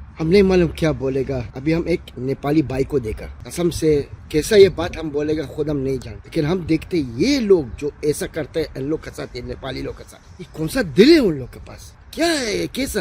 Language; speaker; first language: Hindi; non-native, learner; Arabic